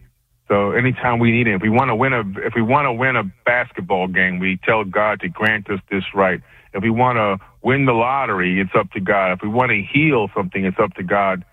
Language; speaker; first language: English; native; English